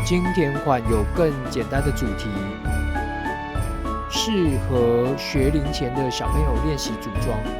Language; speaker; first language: Chinese; native; Chinese